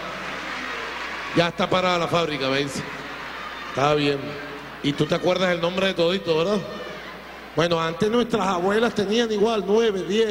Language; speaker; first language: Spanish; native; Spanish